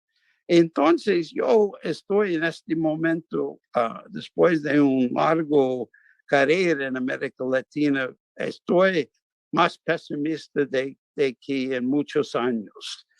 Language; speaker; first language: Spanish; non-native, fluent; English